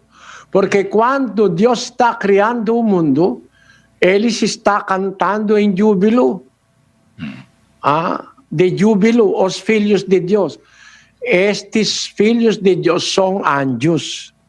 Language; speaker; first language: Portuguese; non-native, learner; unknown